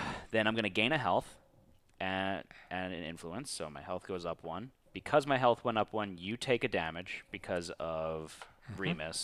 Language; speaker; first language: English; native; English